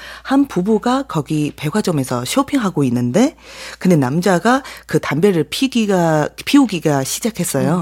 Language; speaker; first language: Korean; non-native, fluent; Chinese